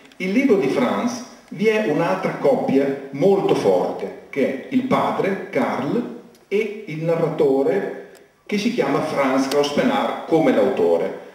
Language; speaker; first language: Italian; native; Italian